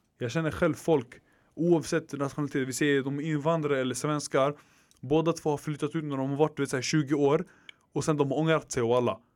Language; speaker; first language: Swedish; early bilingual, other home language; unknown